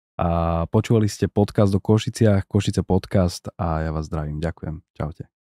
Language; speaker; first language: Slovak; native; Slovak